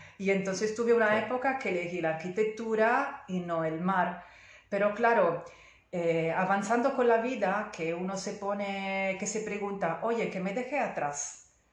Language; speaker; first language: Spanish; non-native, fluent; Italian